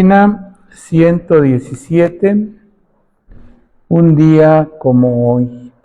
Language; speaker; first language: Spanish; native; Spanish